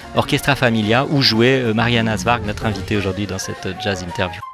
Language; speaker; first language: French; native; French